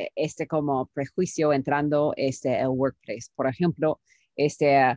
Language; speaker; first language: Spanish; non-native, fluent; English